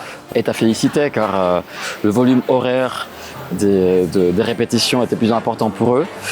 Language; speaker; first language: French; non-native, fluent; Spanish